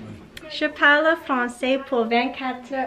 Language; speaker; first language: French; non-native, local second language; English